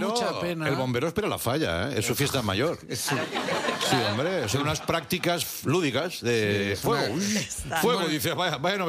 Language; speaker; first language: Spanish; native; Spanish